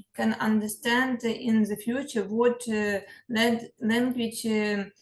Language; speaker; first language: English; non-native, learner; Ukrainian